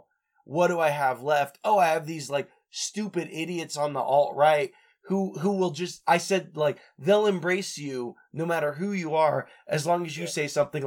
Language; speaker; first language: English; native; English